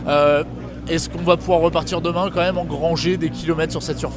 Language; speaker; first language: French; native; French